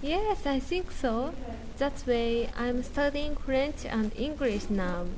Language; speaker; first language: English; non-native, learner; Japanese